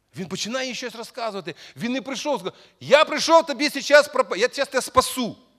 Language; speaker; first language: Ukrainian; non-native, local second language; Russian